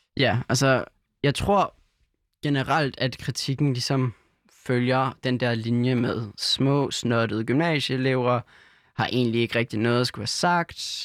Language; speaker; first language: Danish; native; Danish